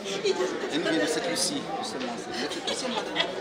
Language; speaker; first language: French; native; French